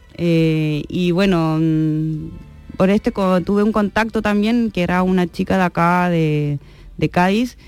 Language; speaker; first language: Spanish; native; Spanish